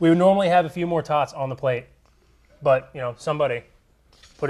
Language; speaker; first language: English; native; English